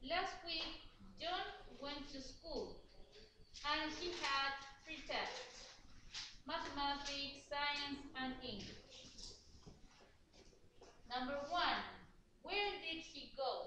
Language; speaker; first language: English; non-native, fluent; Spanish